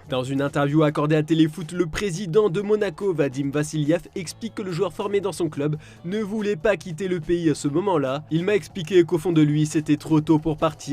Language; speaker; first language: French; native; French